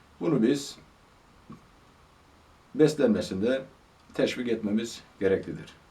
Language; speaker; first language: Turkish; native; Turkish